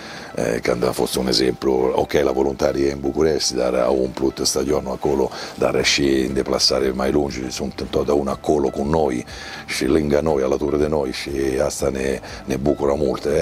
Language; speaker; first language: Romanian; non-native, learner; Italian